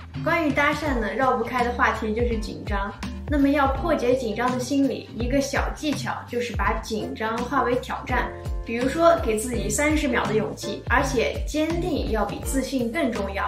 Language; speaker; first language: Chinese; native; Chinese